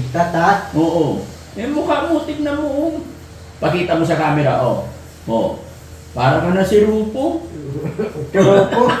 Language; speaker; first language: Filipino; native; Filipino